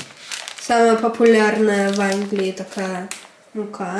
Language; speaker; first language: Russian; early bilingual, heritage; Russian